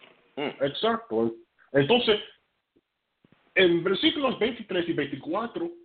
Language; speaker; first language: Spanish; non-native, fluent; English